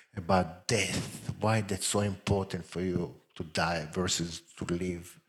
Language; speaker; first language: English; non-native, fluent; Hebrew